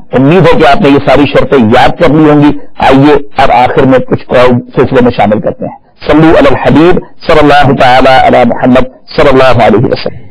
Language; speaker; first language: Urdu; native; Urdu